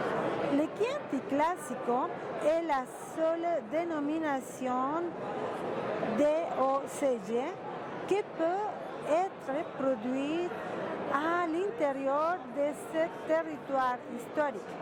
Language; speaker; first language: French; non-native, fluent; Spanish